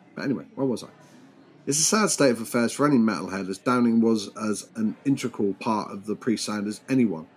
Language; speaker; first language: English; native; English